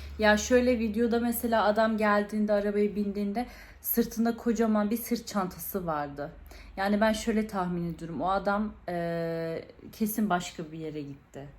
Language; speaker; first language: Turkish; early bilingual, heritage; Turkish